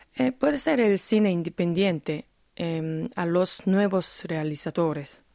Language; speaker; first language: Spanish; non-native, fluent; Korean